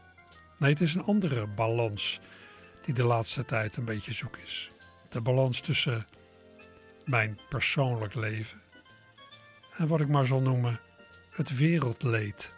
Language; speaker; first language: Dutch; native; Dutch